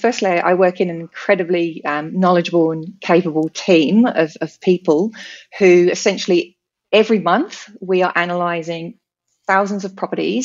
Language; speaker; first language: English; native; English